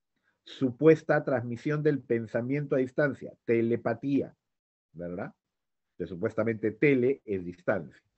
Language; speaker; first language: Spanish; native; Spanish